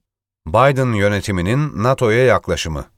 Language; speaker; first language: Turkish; native; Turkish